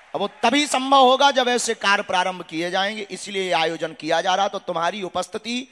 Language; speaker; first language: Hindi; non-native, local second language; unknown